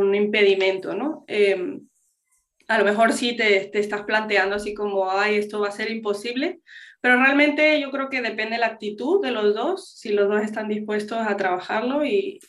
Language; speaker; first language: Spanish; non-native, local second language; English